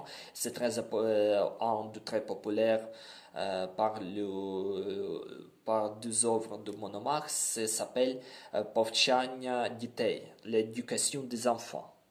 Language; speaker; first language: French; non-native, learner; Ukrainian